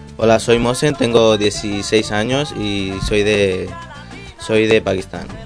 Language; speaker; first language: Spanish; non-native, fluent; Urdu